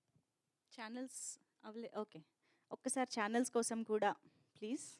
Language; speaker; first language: Telugu; native; Telugu